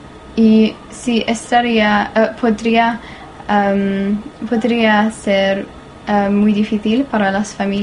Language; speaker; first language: Spanish; non-native, learner; English